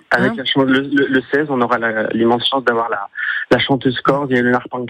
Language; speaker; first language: French; native; French